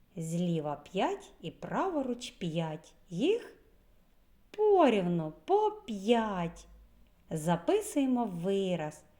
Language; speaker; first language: Ukrainian; native; Ukrainian